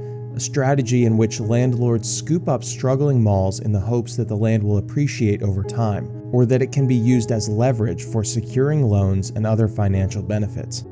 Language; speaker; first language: English; native; English